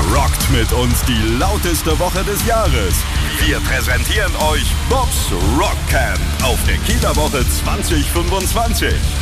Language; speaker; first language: German; native; German